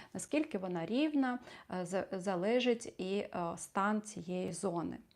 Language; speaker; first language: Ukrainian; non-native, local second language; Russian